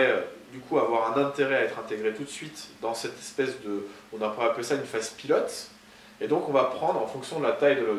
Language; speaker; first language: French; native; French